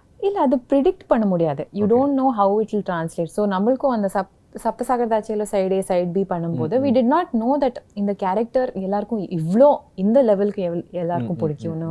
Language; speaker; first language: Tamil; non-native, local second language; Kannada